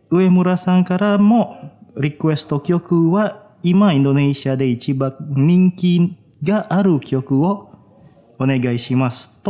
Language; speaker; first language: Japanese; non-native, fluent; Indonesian